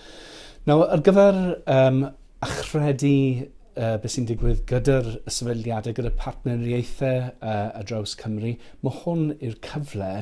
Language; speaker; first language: Welsh; non-native, fluent; English